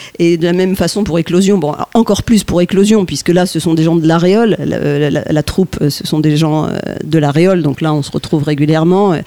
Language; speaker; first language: French; native; French